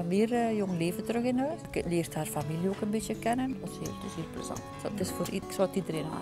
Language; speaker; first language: Dutch; native; Dutch